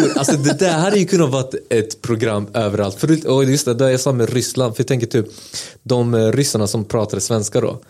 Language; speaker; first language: Swedish; early bilingual, other home language; Spanish